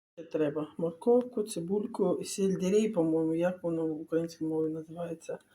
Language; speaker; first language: Ukrainian; native; Ukrainian